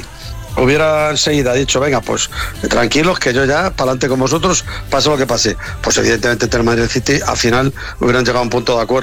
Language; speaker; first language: Spanish; native; Spanish